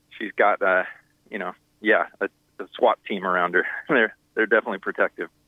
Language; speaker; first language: English; native; English